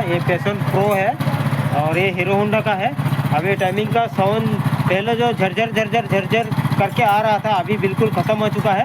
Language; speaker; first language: Hindi; non-native, local second language; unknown